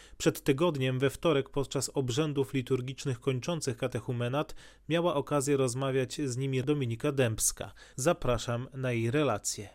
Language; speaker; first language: Polish; native; Polish